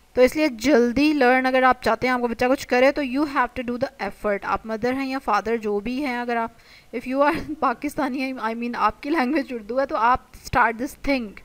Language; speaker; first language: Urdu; native; Urdu